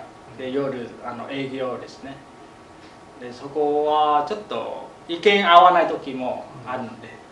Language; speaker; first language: Japanese; non-native, learner; Vietnamese